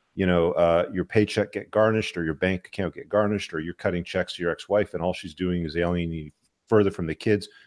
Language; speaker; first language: English; native; English